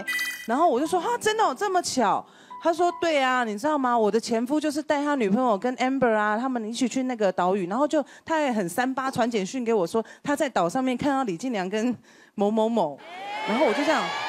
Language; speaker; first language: Chinese; native; Chinese